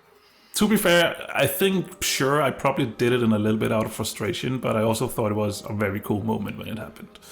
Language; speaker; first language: English; native; English